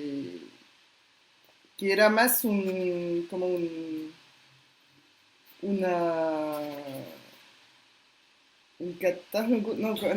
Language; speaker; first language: Spanish; non-native, fluent; French